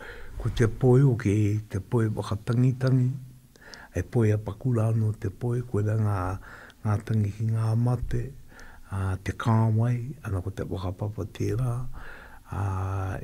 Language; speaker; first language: Māori; native; Māori